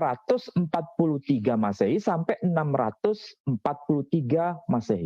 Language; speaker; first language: Indonesian; native; Indonesian